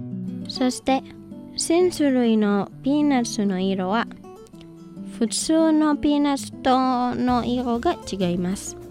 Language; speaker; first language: Japanese; non-native, fluent; Indonesian